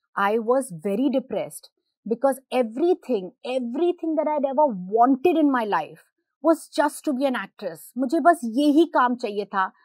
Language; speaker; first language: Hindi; non-native, local second language; Gujarati